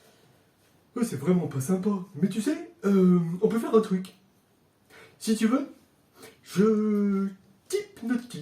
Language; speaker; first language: French; native; French